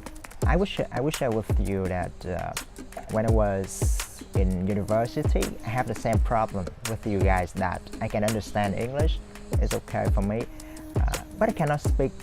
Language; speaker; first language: English; non-native, fluent; Vietnamese